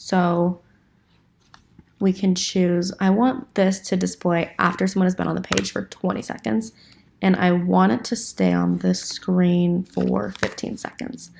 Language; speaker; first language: English; native; English